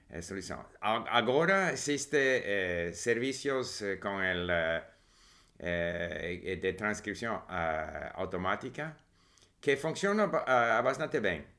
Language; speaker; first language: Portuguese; non-native, learner; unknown